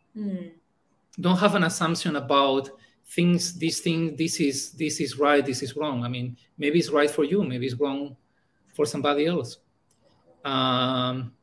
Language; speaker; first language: English; non-native, fluent; Spanish